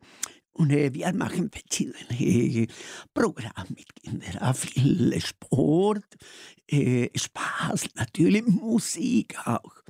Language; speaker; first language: German; non-native, learner; Spanish